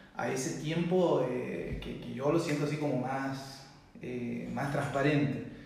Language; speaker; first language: Spanish; native; Spanish